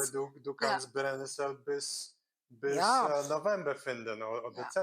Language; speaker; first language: German; non-native, learner; Korean